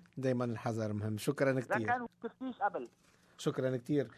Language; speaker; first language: Arabic; native; Arabic